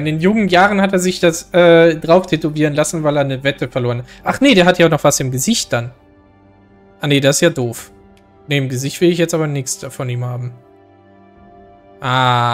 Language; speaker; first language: German; native; German